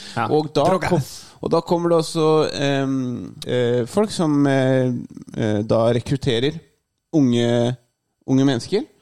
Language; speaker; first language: Norwegian; native; Norwegian